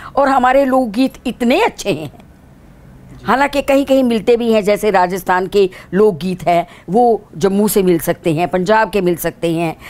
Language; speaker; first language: Hindi; non-native, local second language; Dogri